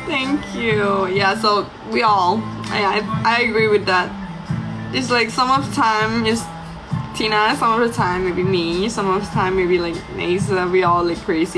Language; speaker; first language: English; non-native, learner; Thai